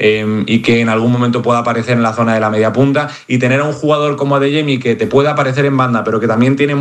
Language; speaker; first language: Spanish; native; Spanish